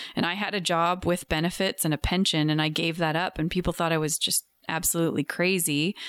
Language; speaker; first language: English; native; English